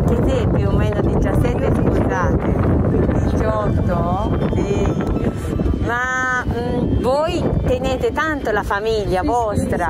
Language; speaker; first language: Italian; non-native, fluent; Japanese